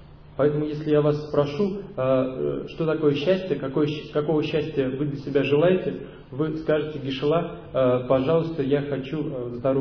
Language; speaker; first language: Russian; native; Russian